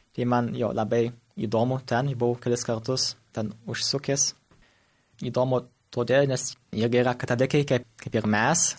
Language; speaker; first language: Lithuanian; early bilingual, heritage; Lithuanian